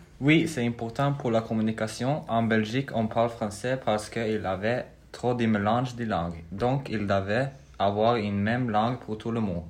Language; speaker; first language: French; non-native, learner; Norwegian